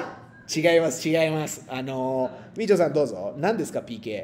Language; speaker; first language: Japanese; non-native, fluent; Spanish